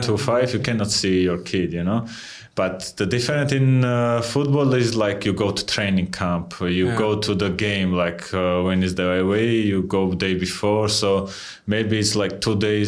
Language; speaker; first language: English; non-native, fluent; Georgian